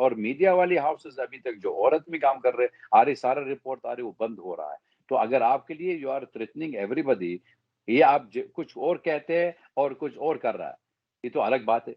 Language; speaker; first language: Hindi; non-native, fluent; Arabic